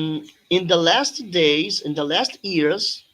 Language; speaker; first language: English; non-native, fluent; Portuguese